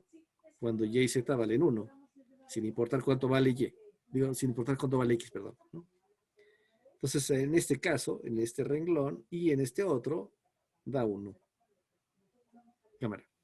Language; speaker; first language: Spanish; native; Spanish